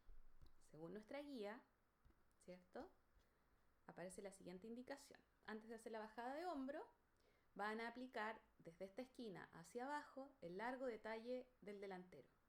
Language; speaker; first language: Spanish; native; Spanish